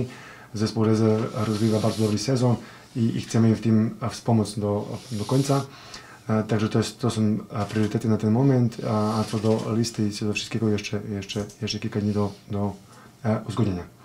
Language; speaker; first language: Polish; non-native, fluent; Serbian